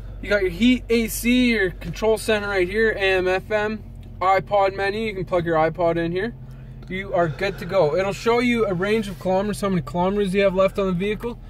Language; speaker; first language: English; native; English